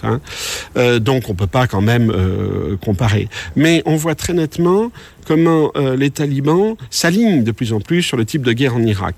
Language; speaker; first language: French; native; French